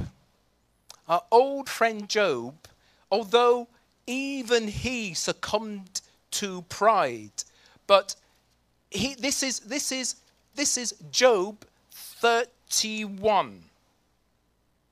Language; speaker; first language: English; native; English